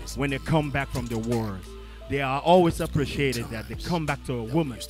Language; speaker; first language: English; non-native, local second language; Yoruba